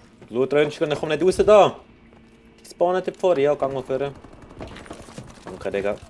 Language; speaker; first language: German; native; German